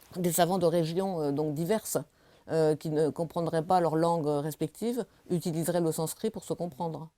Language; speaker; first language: French; native; French